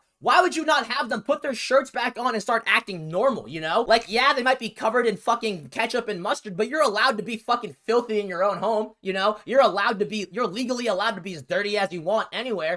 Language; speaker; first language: English; native; English